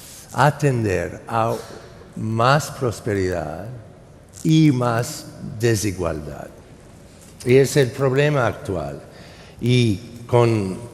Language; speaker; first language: Spanish; non-native, fluent; English